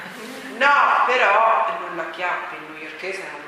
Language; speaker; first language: Italian; native; Italian